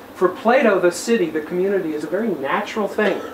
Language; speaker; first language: English; native; English